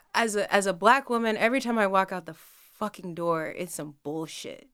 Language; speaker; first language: English; native; English